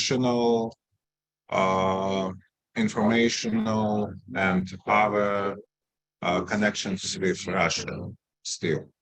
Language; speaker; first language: English; non-native, fluent; Russian